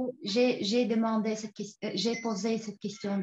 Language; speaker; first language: French; non-native, fluent; Tuvinian